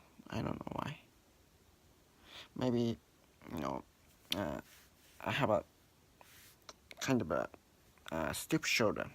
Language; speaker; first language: English; non-native, learner; Japanese